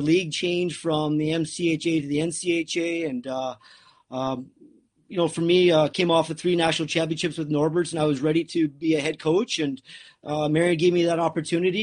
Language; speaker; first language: English; native; English